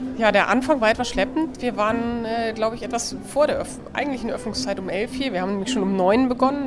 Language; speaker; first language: German; native; German